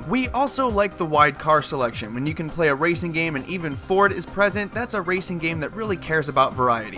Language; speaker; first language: English; native; English